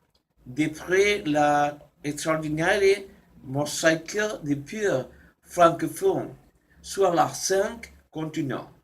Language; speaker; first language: French; non-native, learner; Spanish